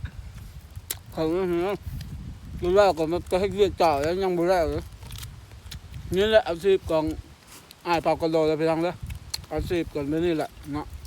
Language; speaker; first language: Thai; non-native, local second language; Northeastern Thai